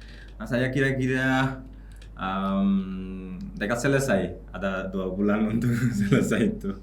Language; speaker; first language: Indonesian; non-native, learner; Bangla